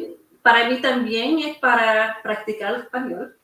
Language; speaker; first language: Spanish; early bilingual, heritage; English